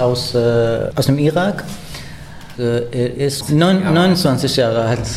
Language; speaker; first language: German; non-native, learner; Persian